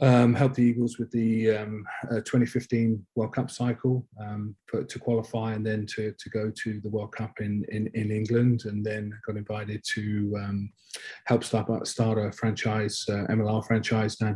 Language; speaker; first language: English; native; English